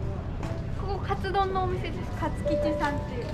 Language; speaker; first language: Japanese; native; Japanese